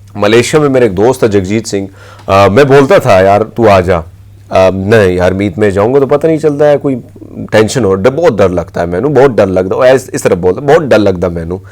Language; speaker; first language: Urdu; non-native, local second language; Pashto